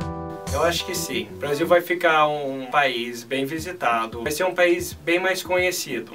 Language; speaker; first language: Portuguese; early bilingual, heritage; Portuguese